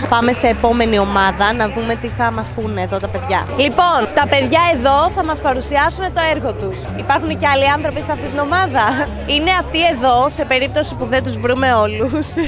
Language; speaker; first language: Greek; native; Greek